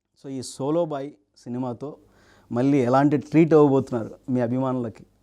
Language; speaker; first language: Telugu; native; Telugu